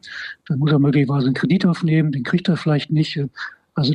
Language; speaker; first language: German; native; German